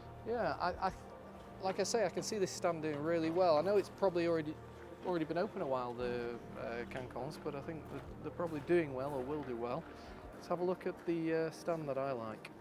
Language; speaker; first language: English; native; English